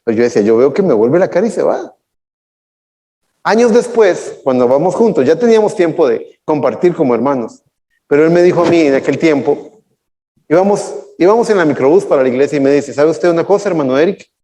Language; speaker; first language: Spanish; native; Spanish